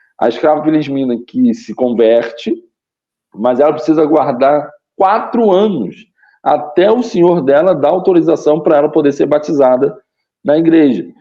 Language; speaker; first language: Portuguese; native; Portuguese